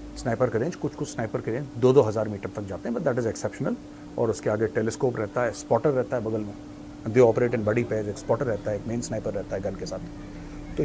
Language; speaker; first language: Hindi; native; Hindi